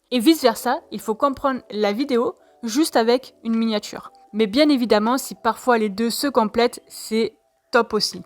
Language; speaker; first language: French; native; French